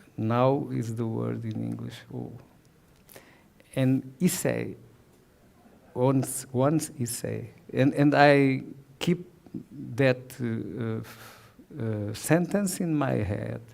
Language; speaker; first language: English; non-native, learner; Portuguese